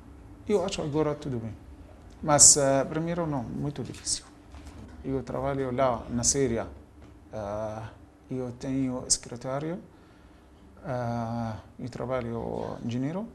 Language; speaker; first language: Portuguese; non-native, learner; Arabic